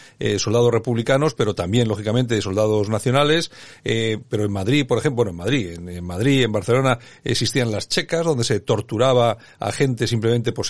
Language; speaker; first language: Spanish; native; Spanish